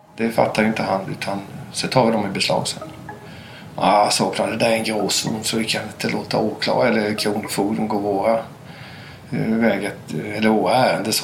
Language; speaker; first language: Swedish; native; Swedish